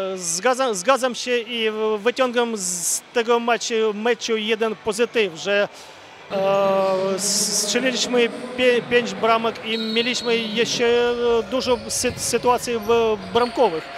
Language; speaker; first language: Polish; non-native, fluent; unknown